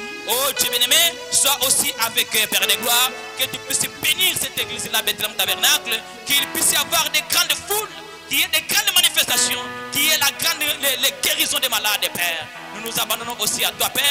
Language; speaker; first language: French; non-native, local second language; Swahili